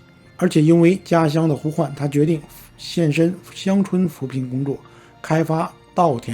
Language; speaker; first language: Chinese; native; Chinese